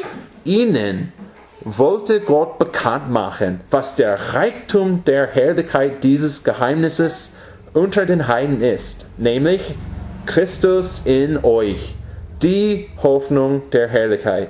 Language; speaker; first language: German; non-native, fluent; English